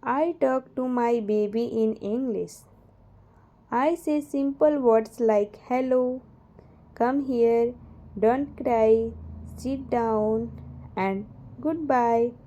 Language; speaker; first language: English; non-native, learner; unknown